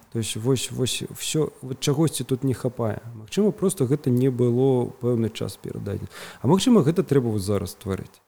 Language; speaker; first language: Belarusian; native; Belarusian